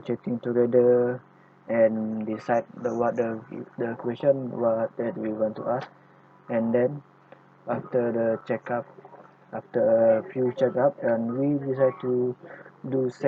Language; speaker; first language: English; non-native, local second language; Malay